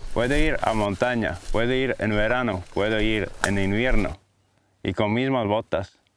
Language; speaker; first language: Spanish; non-native, fluent; Latvian